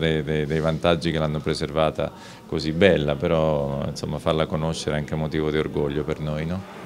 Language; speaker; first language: Italian; native; Italian